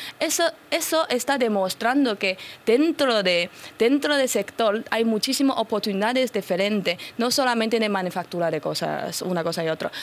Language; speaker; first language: Spanish; non-native, fluent; Chinese